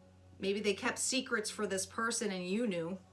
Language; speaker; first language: English; native; English